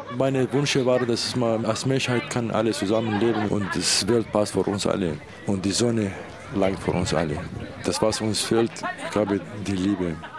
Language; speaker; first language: German; non-native, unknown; Kurdish